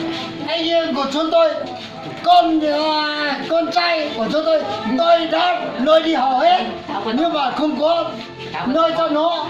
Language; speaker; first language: Vietnamese; non-native, local second language; Hmong